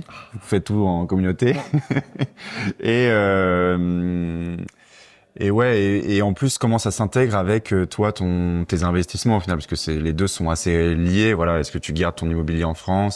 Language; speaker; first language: French; native; French